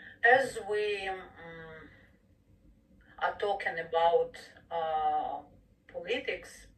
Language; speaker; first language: English; non-native, fluent; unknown